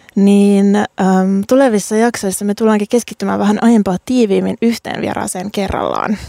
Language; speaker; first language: Finnish; native; Finnish